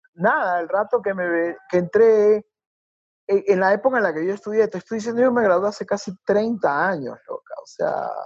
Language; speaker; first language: Spanish; native; Spanish